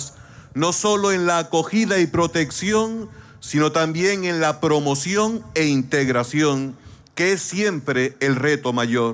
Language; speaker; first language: Spanish; native; Spanish